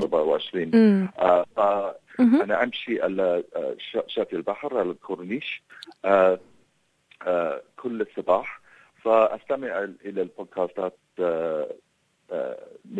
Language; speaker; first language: Arabic; non-native, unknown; English